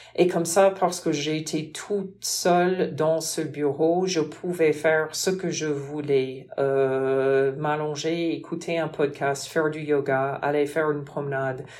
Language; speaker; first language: French; non-native, fluent; English